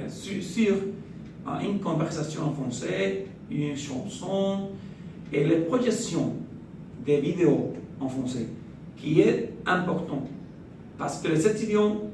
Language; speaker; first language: French; non-native, fluent; Spanish